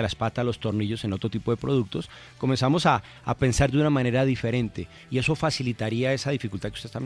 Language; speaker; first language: Spanish; native; Spanish